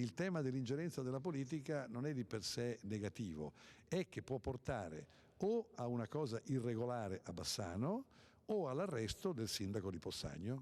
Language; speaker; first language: Italian; native; Italian